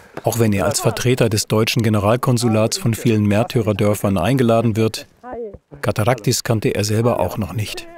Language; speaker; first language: German; native; German